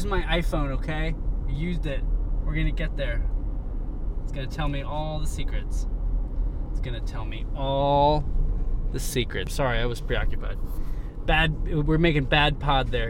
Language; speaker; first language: English; native; English